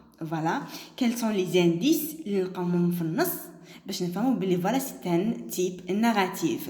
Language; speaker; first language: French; non-native, local second language; Arabic